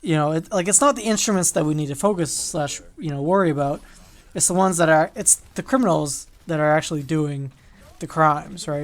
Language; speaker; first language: English; native; English